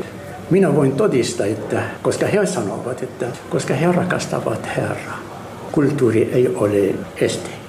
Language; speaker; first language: Finnish; non-native, fluent; Arabic